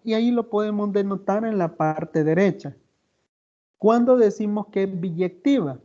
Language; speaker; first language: Spanish; native; Spanish